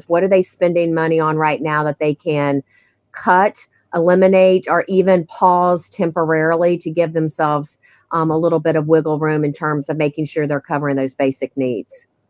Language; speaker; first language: English; native; English